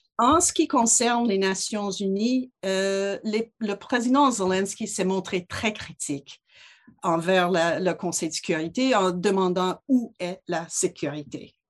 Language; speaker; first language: French; non-native, local second language; English